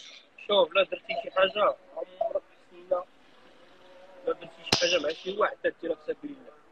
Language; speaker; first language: Arabic; native; Arabic